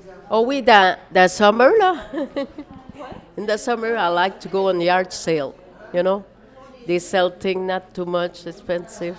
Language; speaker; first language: English; non-native, fluent; French